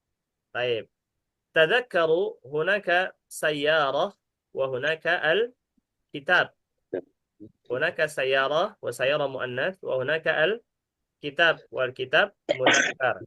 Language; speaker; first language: Arabic; non-native, fluent; Indonesian